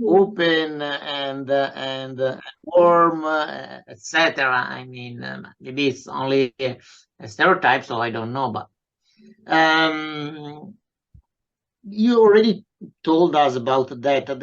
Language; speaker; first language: English; non-native, fluent; Italian